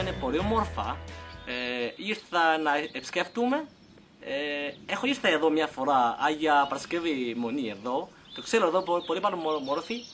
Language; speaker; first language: Greek; non-native, learner; Chinese